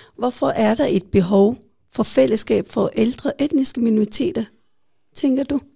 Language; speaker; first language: Danish; early bilingual, other home language; Vietnamese